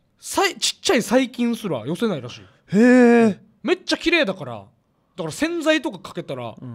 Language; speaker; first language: Japanese; native; Japanese